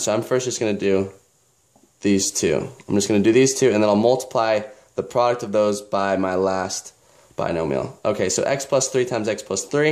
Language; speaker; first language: English; native; English